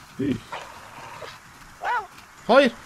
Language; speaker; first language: Turkish; native; Turkish